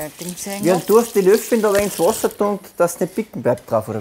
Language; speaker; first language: German; native; German